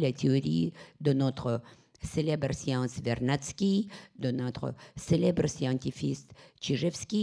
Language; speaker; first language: French; non-native, fluent; Russian